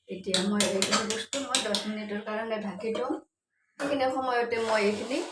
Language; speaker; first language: Assamese; native; Assamese